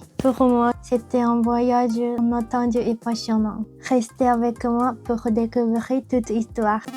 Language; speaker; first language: French; non-native, learner; Japanese